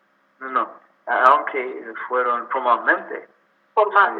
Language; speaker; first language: Spanish; non-native, learner; English